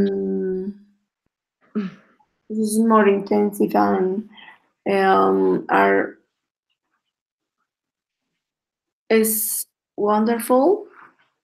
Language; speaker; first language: English; non-native, learner; Spanish